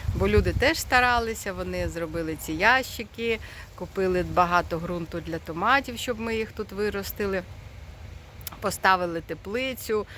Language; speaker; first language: Ukrainian; non-native, local second language; Russian